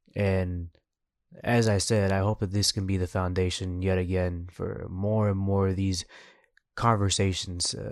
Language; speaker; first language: English; early bilingual, other home language; Spanish